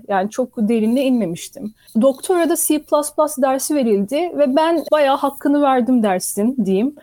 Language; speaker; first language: Turkish; native; Turkish